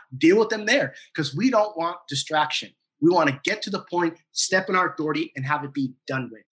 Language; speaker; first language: English; native; English